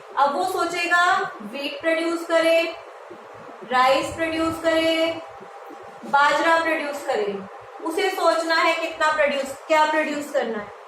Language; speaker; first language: Hindi; native; Hindi